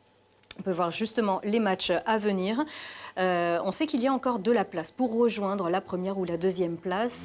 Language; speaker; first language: French; native; French